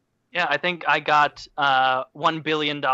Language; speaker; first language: English; native; English